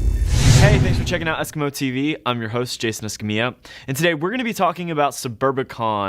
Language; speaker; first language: English; native; English